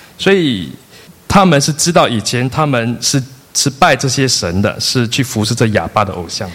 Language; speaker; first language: Chinese; non-native, local second language; Min Nan Chinese